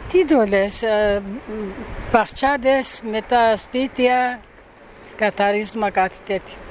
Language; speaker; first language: Greek; early bilingual, heritage; Greek